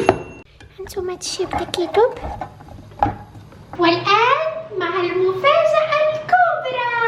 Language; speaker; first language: Arabic; native; Arabic